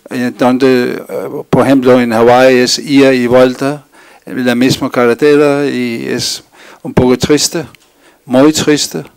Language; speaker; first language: Spanish; non-native, fluent; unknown